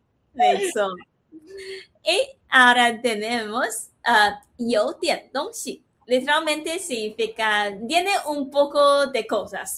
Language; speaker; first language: Spanish; non-native, fluent; Chinese